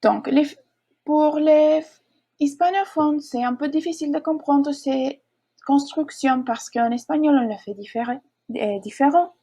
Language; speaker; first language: French; non-native, learner; Spanish